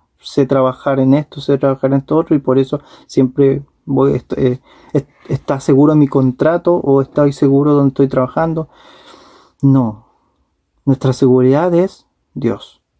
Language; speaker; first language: Spanish; native; Spanish